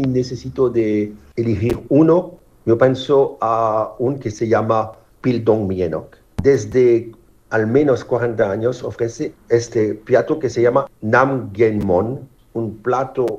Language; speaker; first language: Spanish; non-native, learner; French